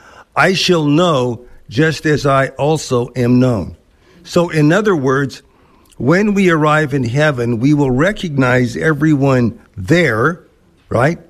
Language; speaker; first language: English; native; English